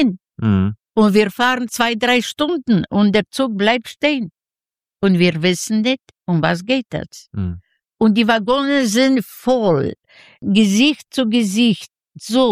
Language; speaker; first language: German; non-native, learner; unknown